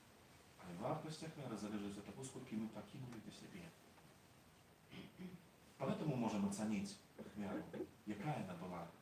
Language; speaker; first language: Polish; non-native, learner; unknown